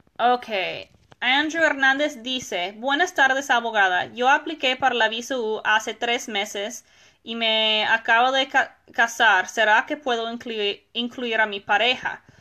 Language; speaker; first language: Spanish; non-native, fluent; English